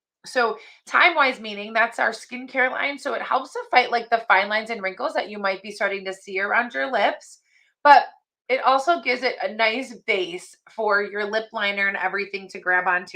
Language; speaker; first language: English; native; English